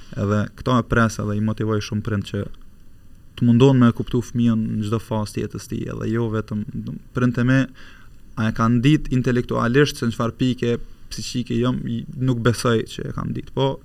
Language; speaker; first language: Albanian; native; Albanian